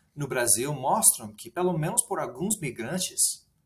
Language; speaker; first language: Portuguese; non-native, fluent; English